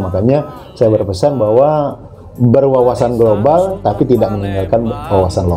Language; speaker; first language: Indonesian; native; Indonesian